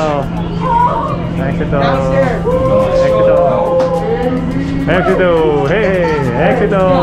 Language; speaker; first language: Spanish; non-native, learner; Japanese